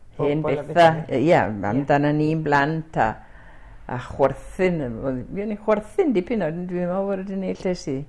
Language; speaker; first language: Welsh; early bilingual, heritage; Welsh